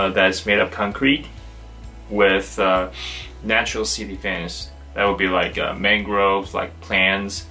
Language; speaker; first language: English; non-native, fluent; Chinese